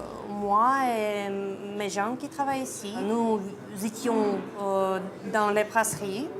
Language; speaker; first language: French; non-native, learner; Russian